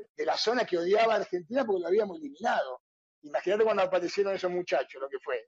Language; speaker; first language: Spanish; native; Spanish